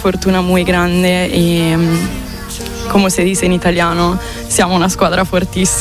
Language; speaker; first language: Spanish; non-native, fluent; Italian